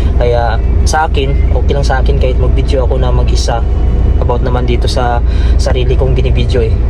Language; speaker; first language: Filipino; non-native, local second language; Cebuano